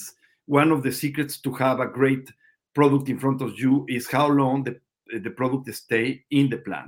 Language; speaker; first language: English; non-native, learner; Spanish